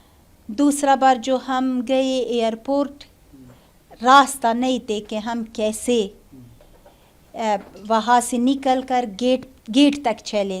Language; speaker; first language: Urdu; non-native, learner; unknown